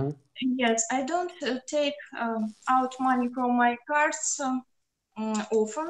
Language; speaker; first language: English; non-native, learner; Russian